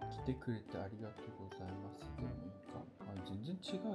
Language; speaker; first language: Japanese; native; Japanese